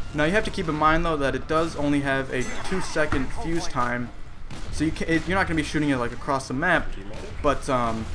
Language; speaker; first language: English; native; English